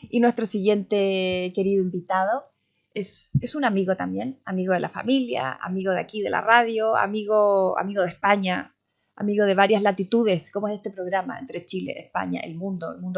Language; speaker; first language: Spanish; native; Spanish